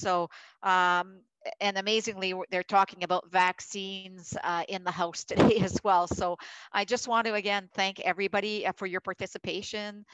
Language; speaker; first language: English; native; English